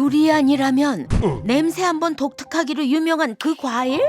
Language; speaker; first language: Korean; native; Korean